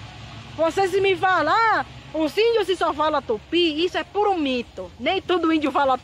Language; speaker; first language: Portuguese; non-native, local second language; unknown